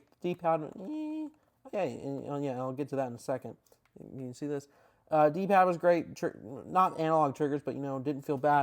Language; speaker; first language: English; native; English